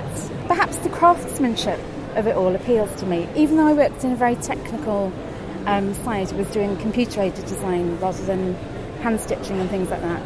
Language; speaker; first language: English; native; English